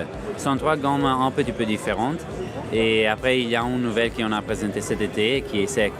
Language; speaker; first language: French; non-native, fluent; Italian